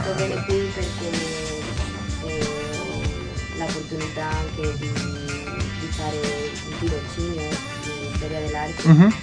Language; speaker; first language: Italian; non-native, learner; Spanish